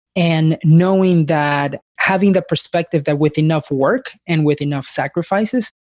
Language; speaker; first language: English; early bilingual, other home language; Spanish